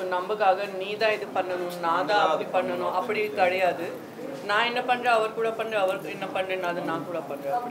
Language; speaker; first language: Tamil; non-native, local second language; Gujarati